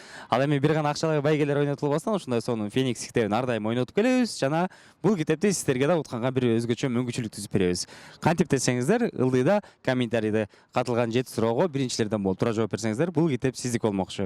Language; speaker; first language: Kyrgyz; native; Kyrgyz